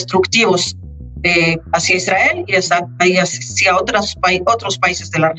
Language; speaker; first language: Spanish; non-native, fluent; Hebrew